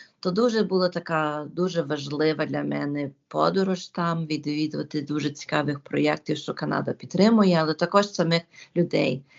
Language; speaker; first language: Ukrainian; early bilingual, heritage; Ukrainian